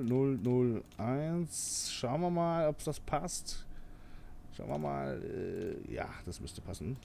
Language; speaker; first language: German; native; German